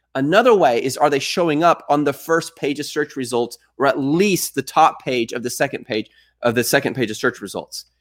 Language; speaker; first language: English; native; English